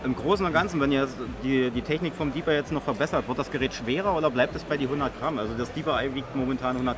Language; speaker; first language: German; native; German